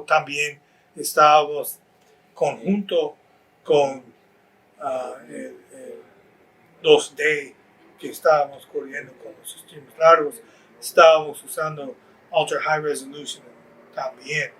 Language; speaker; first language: Spanish; non-native, fluent; English